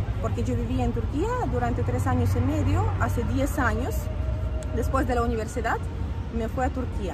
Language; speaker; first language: Spanish; native; Spanish